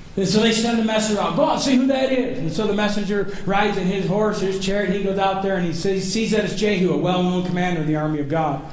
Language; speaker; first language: English; native; English